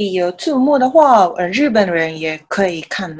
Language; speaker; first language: Chinese; non-native, learner; Japanese